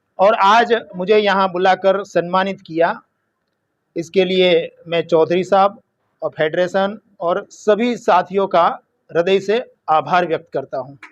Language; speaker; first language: Hindi; non-native, local second language; Gujarati